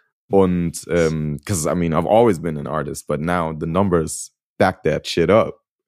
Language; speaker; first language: English; early bilingual, other home language; German